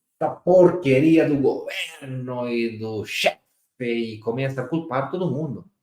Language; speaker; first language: Portuguese; non-native, fluent; Spanish